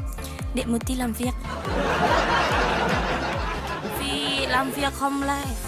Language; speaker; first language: Vietnamese; non-native, learner; Indonesian